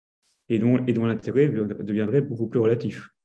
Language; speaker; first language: French; native; French